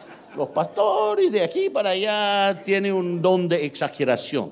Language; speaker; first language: Spanish; non-native, fluent; English